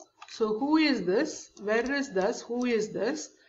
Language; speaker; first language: English; non-native, local second language; Tamil